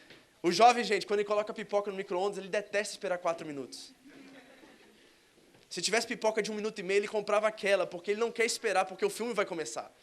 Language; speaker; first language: Portuguese; native; Portuguese